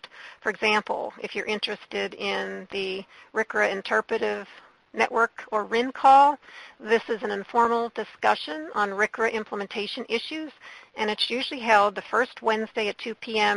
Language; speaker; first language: English; native; English